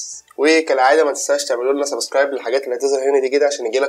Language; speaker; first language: Arabic; native; Arabic